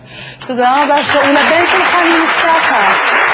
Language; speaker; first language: Hebrew; native; Hebrew